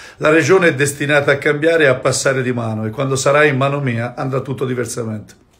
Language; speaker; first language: Italian; native; Italian